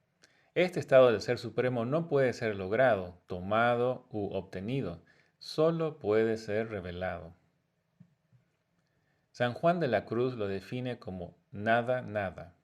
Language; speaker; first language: Spanish; native; Spanish